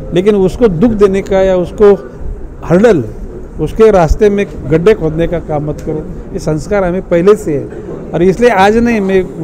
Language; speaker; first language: Hindi; non-native, local second language; Marathi